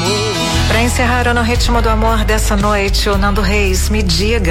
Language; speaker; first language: Portuguese; native; Portuguese